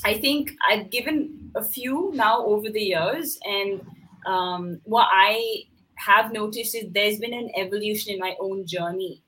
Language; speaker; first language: English; non-native, local second language; Hindi